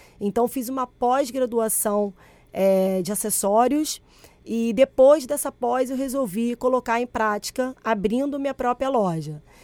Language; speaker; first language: Portuguese; early bilingual, other home language; Spanish